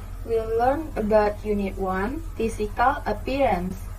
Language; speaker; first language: English; non-native, fluent; Indonesian